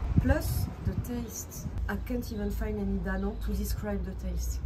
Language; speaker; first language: English; non-native, learner; French